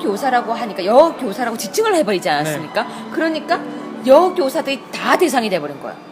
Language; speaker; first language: Korean; native; Korean